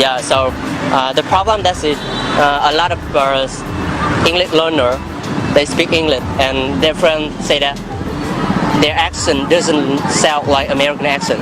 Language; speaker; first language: English; non-native, learner; Vietnamese